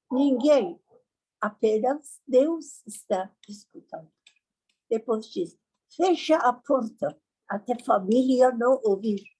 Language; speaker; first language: Portuguese; non-native, learner; Persian